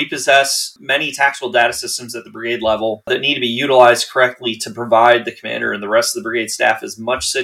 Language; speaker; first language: English; native; English